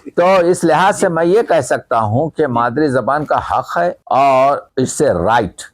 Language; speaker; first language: Urdu; native; Urdu